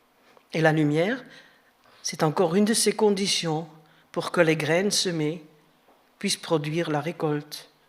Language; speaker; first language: French; native; French